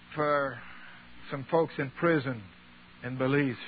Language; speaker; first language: English; native; English